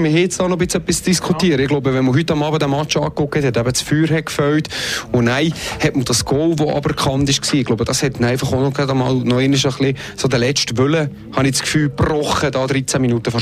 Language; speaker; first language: German; native; German